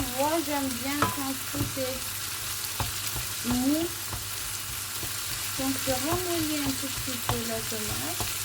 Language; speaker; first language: French; non-native, local second language; Malagasy